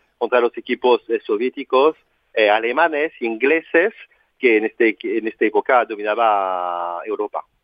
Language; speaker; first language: Spanish; non-native, fluent; French